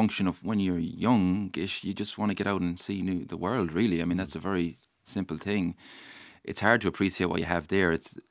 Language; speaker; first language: English; native; English